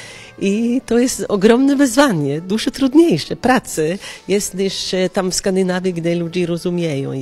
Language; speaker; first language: Polish; non-native, fluent; Norwegian